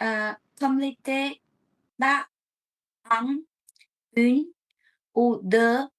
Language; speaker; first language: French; non-native, learner; Vietnamese